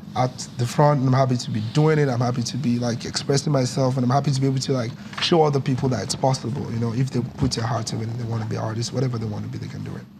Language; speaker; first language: English; non-native, local second language; Yoruba